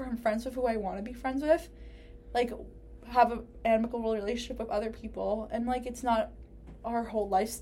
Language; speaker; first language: English; early bilingual, other home language; Spanish